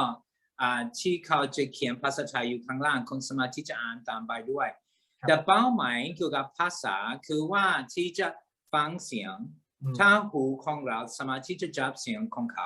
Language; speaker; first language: Thai; non-native, fluent; English